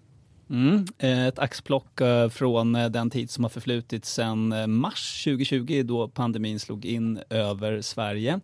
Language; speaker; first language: Swedish; native; Swedish